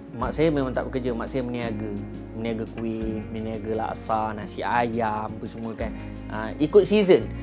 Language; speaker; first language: Malay; native; Malay